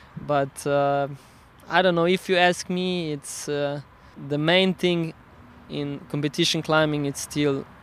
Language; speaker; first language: English; non-native, fluent; Slovenian